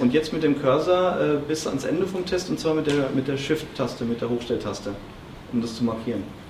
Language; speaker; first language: German; native; German